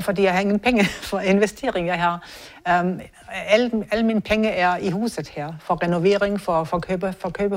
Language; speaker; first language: Danish; non-native, learner; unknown